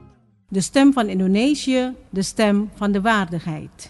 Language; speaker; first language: Dutch; non-native, fluent; Indonesian